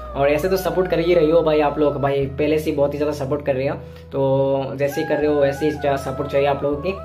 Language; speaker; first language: Hindi; non-native, local second language; Bangla